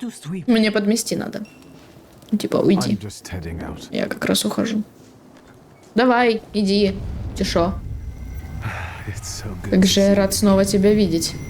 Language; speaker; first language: Russian; native; Russian